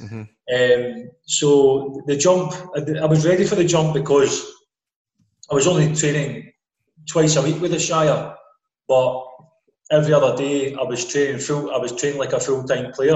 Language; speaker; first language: English; native; English